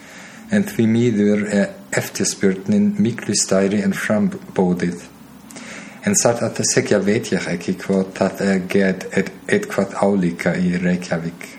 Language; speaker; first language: Icelandic; non-native, learner; German